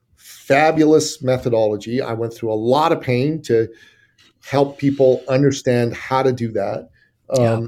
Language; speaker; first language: English; early bilingual, other home language; Persian